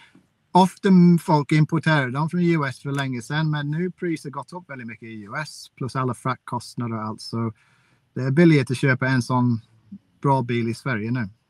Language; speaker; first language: Swedish; non-native, fluent; English